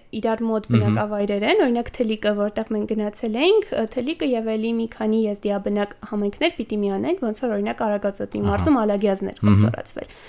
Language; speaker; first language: Armenian; native; Armenian